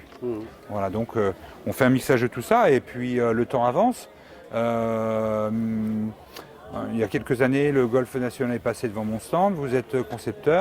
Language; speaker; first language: French; native; French